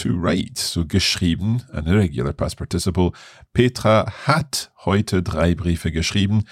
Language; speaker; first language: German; non-native, learner; English